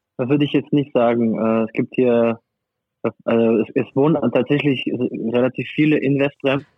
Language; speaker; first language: German; non-native, fluent; French